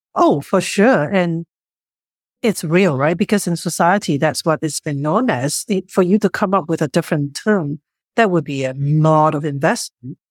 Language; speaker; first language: English; non-native, local second language; Chinese